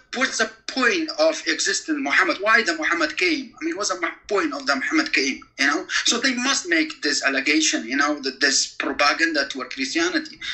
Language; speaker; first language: English; non-native, fluent; Kurdish